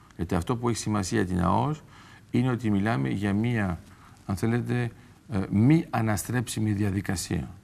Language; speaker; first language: Greek; early bilingual, heritage; Greek